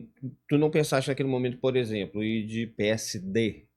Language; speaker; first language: Portuguese; native; Portuguese